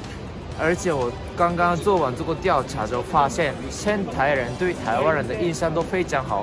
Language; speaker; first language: Chinese; non-native, fluent; Japanese